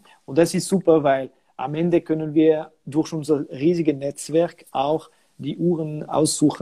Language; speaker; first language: German; non-native, local second language; French